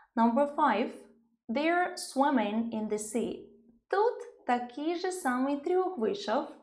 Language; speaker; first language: English; non-native, fluent; Ukrainian